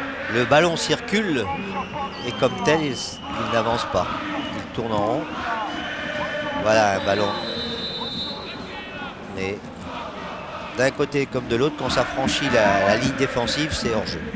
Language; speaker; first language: French; native; French